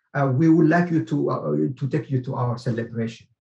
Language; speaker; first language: English; non-native, fluent; Amharic